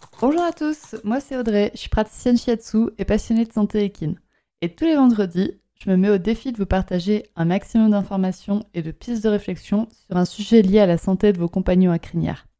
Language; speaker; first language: French; native; French